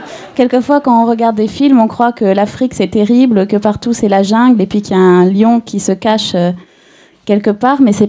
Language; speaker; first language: French; native; French